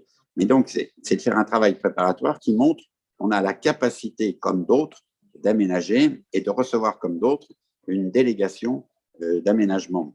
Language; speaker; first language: French; native; French